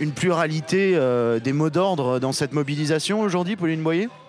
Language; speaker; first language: French; native; French